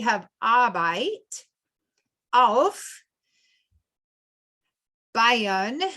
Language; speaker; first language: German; non-native, fluent; English